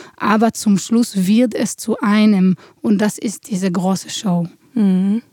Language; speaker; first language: German; non-native, fluent; Hebrew